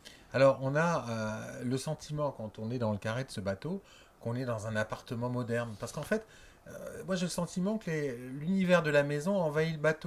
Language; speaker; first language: French; native; French